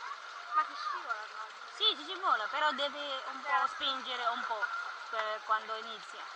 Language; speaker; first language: Italian; non-native, learner; Filipino